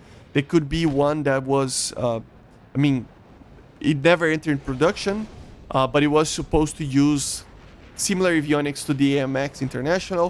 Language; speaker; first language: English; non-native, fluent; Portuguese